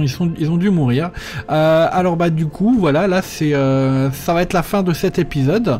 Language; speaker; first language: French; native; French